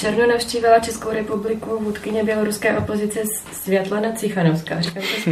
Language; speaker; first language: Czech; native; Czech